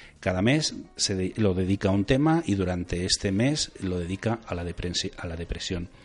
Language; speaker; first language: Spanish; native; Spanish